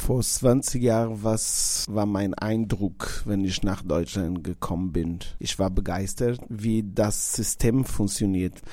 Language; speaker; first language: German; non-native, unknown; Portuguese